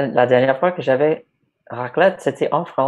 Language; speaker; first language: French; non-native, learner; English